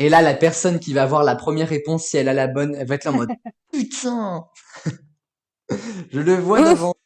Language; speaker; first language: French; native; French